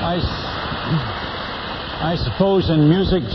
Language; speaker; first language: English; non-native, fluent; Dutch